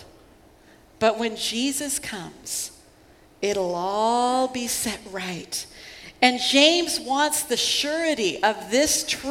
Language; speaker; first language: English; native; English